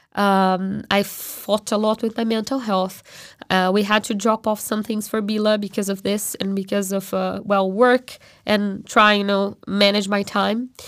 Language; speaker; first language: English; non-native, fluent; Portuguese